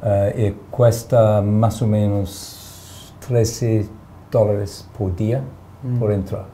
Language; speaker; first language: Spanish; non-native, fluent; English